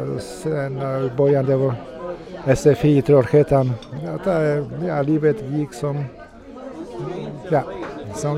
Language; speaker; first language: Swedish; non-native, fluent; Polish